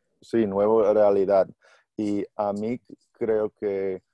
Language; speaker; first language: Spanish; non-native, learner; English